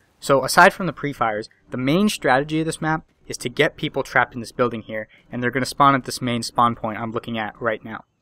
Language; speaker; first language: English; native; English